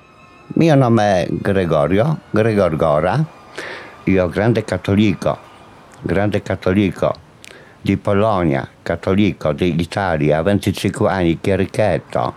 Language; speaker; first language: Italian; non-native, learner; Polish